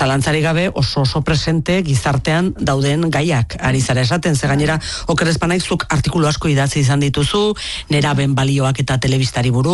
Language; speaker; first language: Basque; native; Basque